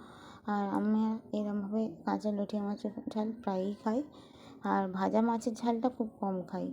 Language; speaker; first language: Bangla; native; Bangla